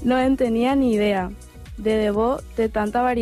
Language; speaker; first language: Catalan; non-native, learner; Spanish